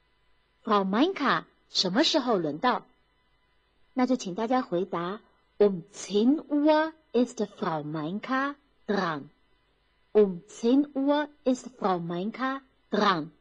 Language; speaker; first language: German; non-native, fluent; Chinese